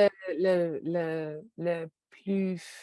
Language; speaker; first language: French; non-native, learner; English